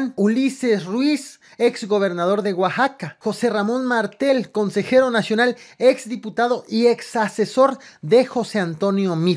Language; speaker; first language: Spanish; native; Spanish